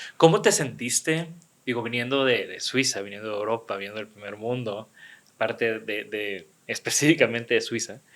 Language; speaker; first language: Spanish; native; Spanish